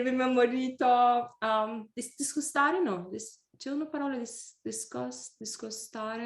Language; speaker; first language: Italian; non-native, learner; English